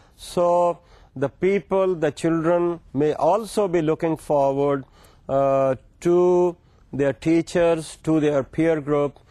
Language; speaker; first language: English; non-native, local second language; Urdu